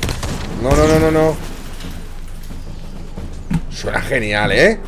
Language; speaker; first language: Spanish; native; Spanish